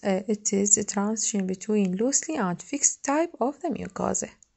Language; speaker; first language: English; non-native, fluent; Arabic